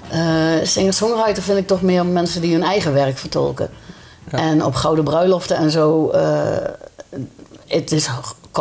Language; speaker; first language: Dutch; native; Dutch